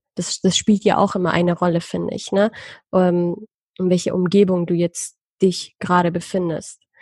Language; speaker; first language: German; early bilingual, other home language; Persian